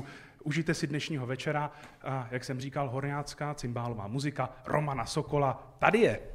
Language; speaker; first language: Czech; native; Czech